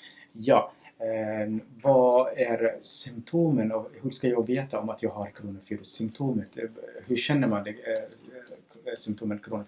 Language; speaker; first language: Swedish; non-native, fluent; Somali